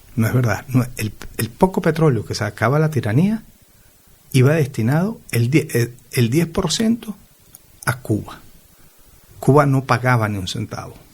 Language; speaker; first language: Spanish; native; Spanish